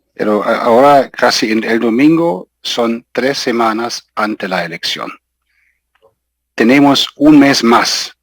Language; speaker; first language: Spanish; non-native, fluent; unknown